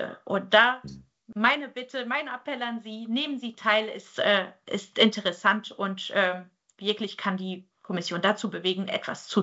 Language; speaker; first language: German; native; German